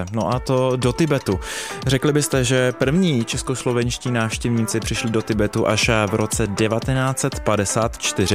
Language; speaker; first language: Czech; native; Czech